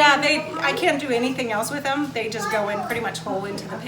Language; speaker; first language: English; native; English